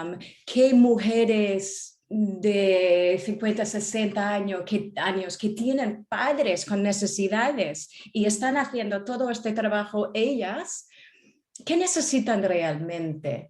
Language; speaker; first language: Spanish; non-native, fluent; English